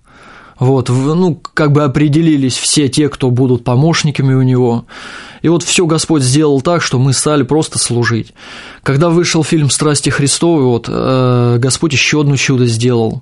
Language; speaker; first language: Russian; native; Russian